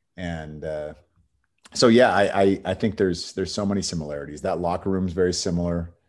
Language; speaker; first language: English; native; English